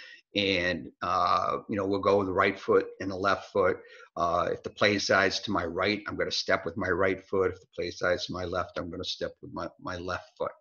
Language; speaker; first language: English; native; English